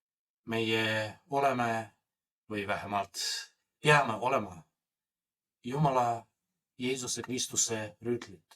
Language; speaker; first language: Estonian; non-native, fluent; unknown